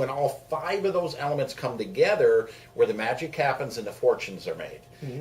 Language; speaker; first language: English; native; English